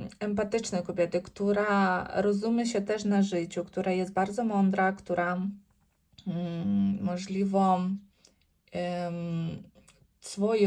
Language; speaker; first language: Polish; non-native, learner; Ukrainian